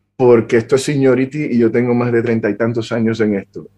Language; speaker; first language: Spanish; native; Spanish